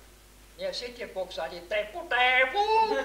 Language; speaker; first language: French; non-native, fluent; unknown